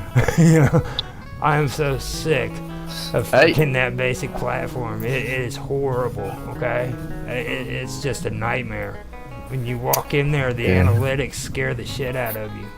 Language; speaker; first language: English; native; English